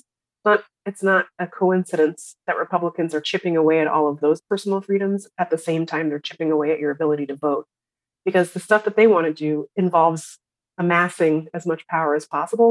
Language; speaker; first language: English; native; English